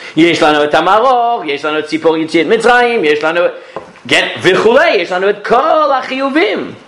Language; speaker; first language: Hebrew; non-native, fluent; English